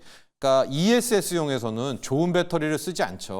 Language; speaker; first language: Korean; native; Korean